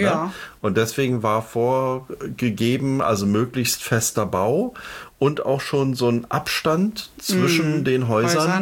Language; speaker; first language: German; native; German